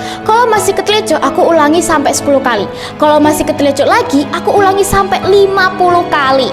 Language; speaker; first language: Indonesian; native; Indonesian